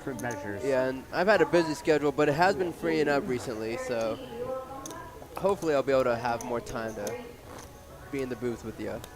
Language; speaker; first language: English; native; English